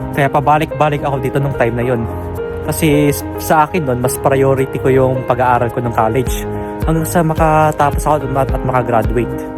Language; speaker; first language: Filipino; native; Filipino